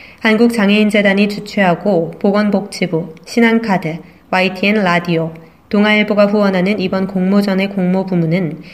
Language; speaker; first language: Korean; native; Korean